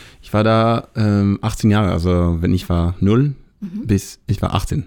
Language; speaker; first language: German; non-native, learner; Hebrew